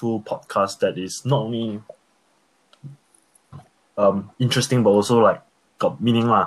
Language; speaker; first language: English; early bilingual, other home language; Korean